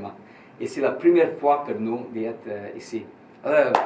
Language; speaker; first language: French; non-native, learner; Italian